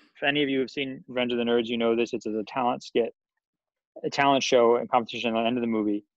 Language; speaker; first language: English; native; English